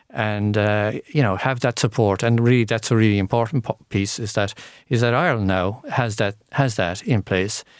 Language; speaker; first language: English; native; English